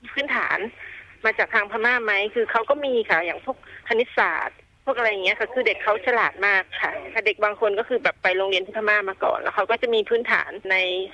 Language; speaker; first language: Thai; native; Thai